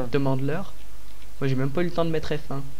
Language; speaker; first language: French; native; French